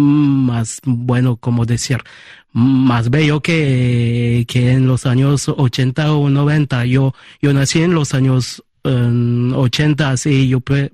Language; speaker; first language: Spanish; early bilingual, heritage; Spanish